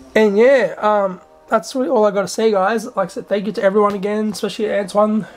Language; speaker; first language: English; native; English